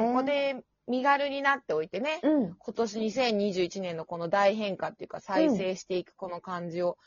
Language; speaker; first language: Japanese; native; Japanese